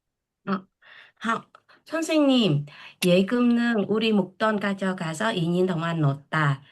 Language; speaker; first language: Korean; non-native, learner; Vietnamese